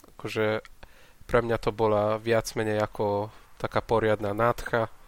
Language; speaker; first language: Slovak; non-native, local second language; Hungarian